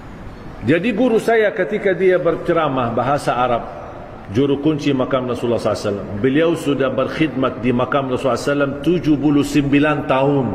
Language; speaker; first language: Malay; non-native, fluent; Arabic